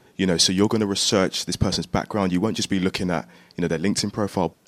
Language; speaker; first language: English; native; English